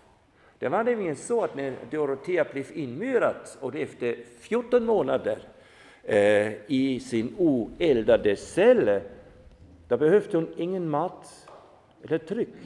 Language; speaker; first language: Swedish; non-native, fluent; German